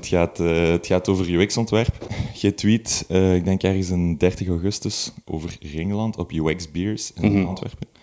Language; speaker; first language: Dutch; native; Dutch